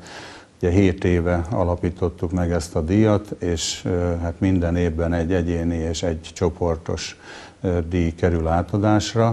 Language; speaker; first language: Hungarian; native; Hungarian